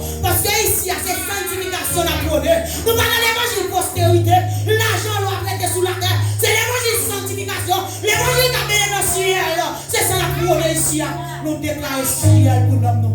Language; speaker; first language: French; non-native, local second language; Haitian Creole